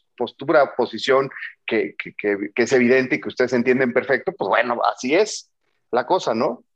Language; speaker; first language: Spanish; native; Spanish